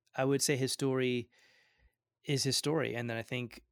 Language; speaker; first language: English; early bilingual, other home language; Gujarati